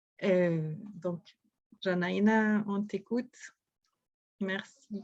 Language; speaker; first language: French; native; French